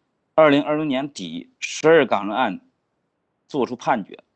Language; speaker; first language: Chinese; native; Chinese